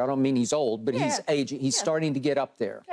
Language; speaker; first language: English; native; English